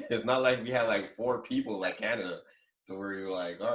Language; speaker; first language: English; native; English